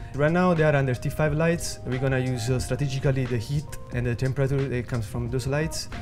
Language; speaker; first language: English; non-native, learner; Italian